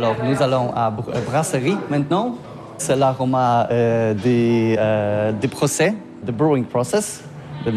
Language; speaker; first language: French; non-native, learner; Polish